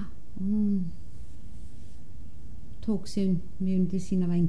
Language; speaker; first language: Icelandic; non-native, fluent; Danish